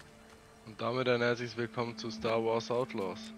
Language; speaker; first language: German; native; German